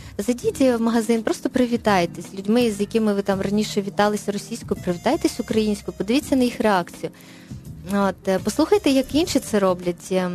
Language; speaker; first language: Ukrainian; non-native, local second language; Russian